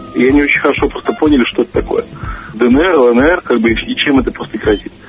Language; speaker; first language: Russian; native; Russian